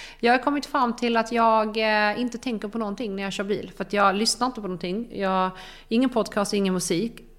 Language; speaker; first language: Swedish; native; Swedish